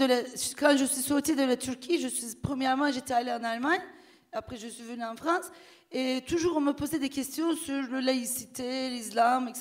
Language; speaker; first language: French; non-native, fluent; Turkish